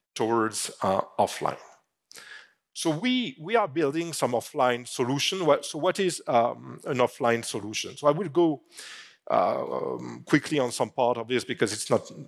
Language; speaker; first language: English; non-native, fluent; French